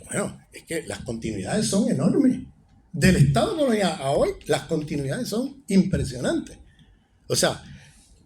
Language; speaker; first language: Spanish; native; Spanish